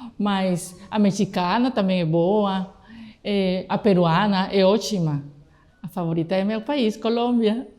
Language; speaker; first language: Portuguese; non-native, fluent; Spanish